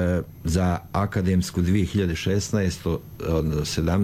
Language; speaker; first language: Croatian; native; Croatian